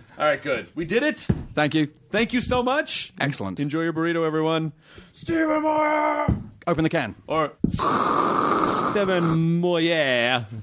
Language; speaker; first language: English; native; English